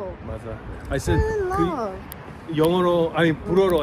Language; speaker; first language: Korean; non-native, learner; French